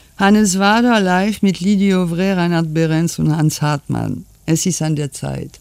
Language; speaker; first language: German; non-native, fluent; French